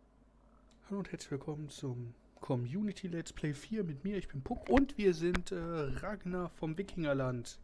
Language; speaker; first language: German; native; German